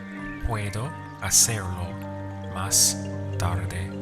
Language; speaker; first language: Spanish; non-native, fluent; English